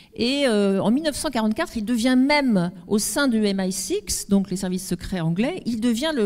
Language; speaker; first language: French; native; French